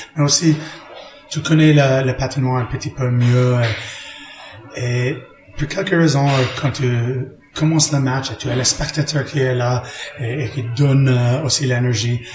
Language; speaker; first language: French; non-native, learner; English